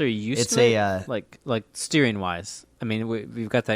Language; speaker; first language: English; native; English